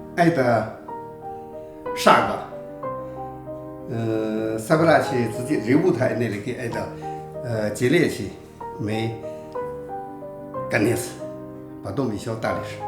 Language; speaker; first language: Russian; non-native, learner; Chinese